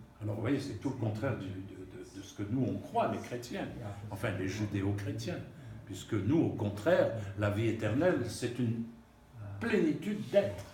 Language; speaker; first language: French; native; French